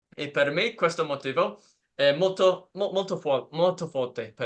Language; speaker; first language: Italian; non-native, learner; English